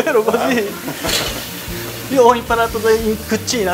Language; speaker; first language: Italian; non-native, learner; Japanese